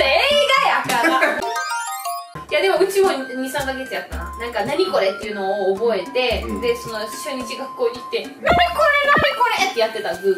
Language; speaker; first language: Japanese; early bilingual, other home language; Russian